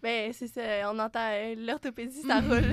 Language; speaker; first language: French; native; French